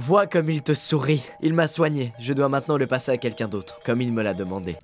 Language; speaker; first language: French; native; French